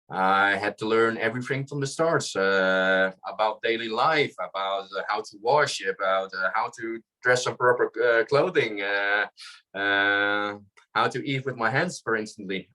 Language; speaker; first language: English; non-native, fluent; Dutch